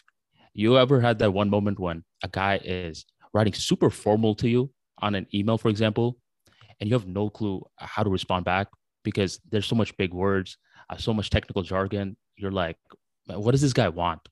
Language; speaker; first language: English; early bilingual, other home language; Bangla